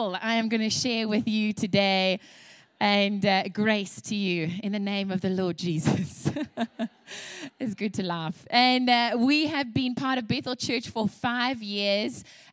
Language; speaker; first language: English; native; English